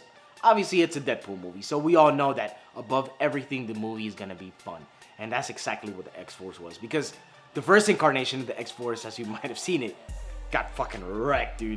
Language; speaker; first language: English; native; English